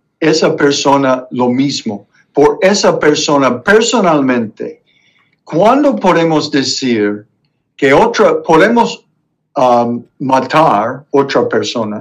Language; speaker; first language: Spanish; non-native, fluent; English